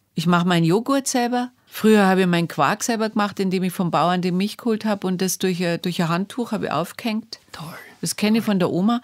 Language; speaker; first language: German; native; German